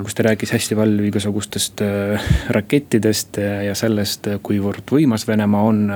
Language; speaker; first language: Estonian; non-native, local second language; Russian